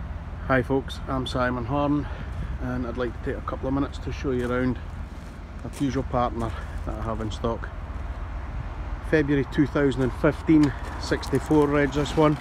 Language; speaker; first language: English; native; English